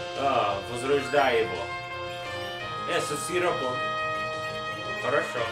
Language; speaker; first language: Russian; non-native, learner; English